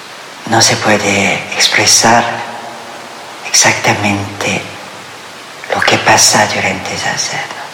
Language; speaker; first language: Spanish; non-native, fluent; French